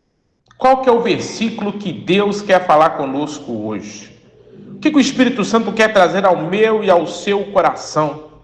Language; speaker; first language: Portuguese; native; Portuguese